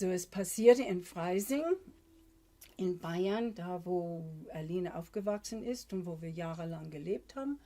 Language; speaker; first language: German; non-native, fluent; English